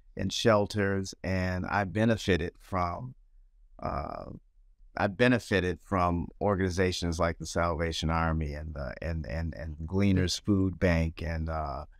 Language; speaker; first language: English; native; English